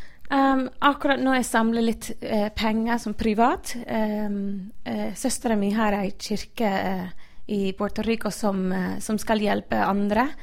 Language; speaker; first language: Norwegian; non-native, fluent; Spanish